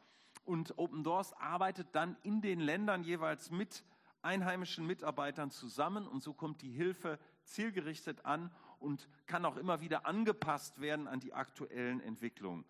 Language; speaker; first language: German; native; German